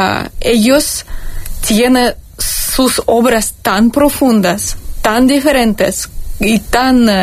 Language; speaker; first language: Spanish; non-native, learner; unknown